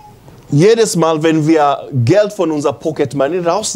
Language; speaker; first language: German; non-native, learner; English